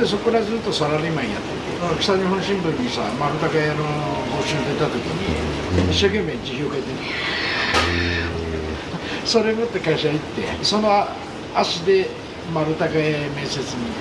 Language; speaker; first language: Japanese; native; Japanese